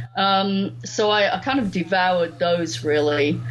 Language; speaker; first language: English; native; English